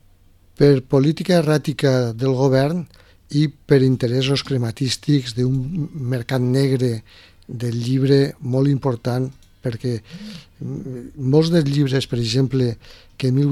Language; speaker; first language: Catalan; native; Catalan